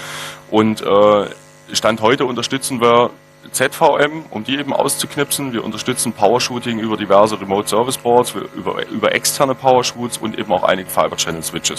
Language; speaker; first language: German; native; German